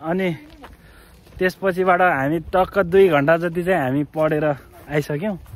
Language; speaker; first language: Nepali; native; Nepali